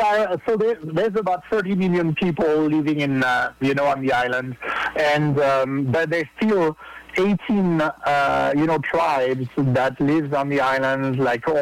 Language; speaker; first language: English; non-native, fluent; French